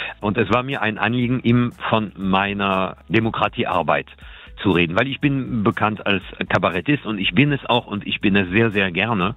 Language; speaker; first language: German; non-native, fluent; French